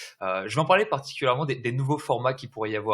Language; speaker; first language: French; native; French